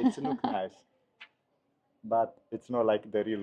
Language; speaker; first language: English; non-native, learner; Turkish